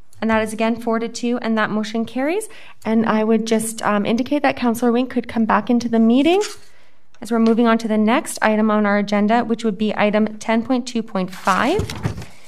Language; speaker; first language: English; native; English